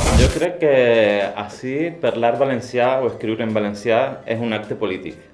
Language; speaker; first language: Catalan; non-native, local second language; Spanish